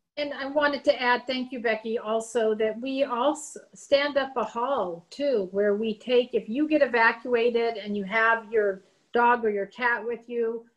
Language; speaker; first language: English; native; English